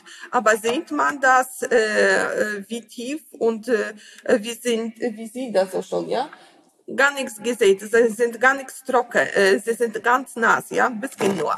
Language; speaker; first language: German; non-native, learner; Polish